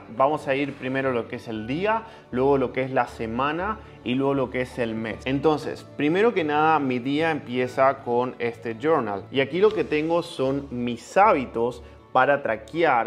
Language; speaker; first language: Spanish; native; Spanish